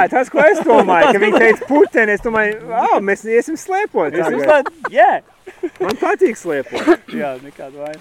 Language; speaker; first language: Latvian; early bilingual, heritage; Latvian